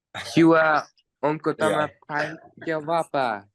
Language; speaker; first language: Finnish; non-native, learner; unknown